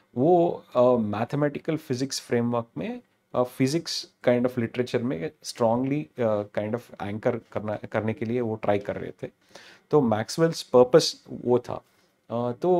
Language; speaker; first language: Hindi; non-native, local second language; Telugu